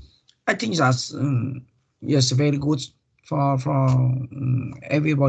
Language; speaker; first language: English; non-native, learner; Vietnamese